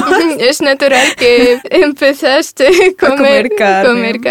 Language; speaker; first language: Spanish; non-native, fluent; Russian